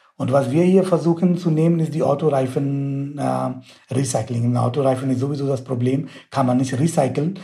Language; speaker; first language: German; non-native, fluent; Hindi